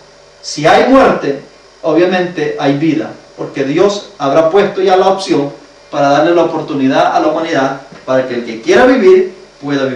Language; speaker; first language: Spanish; native; Spanish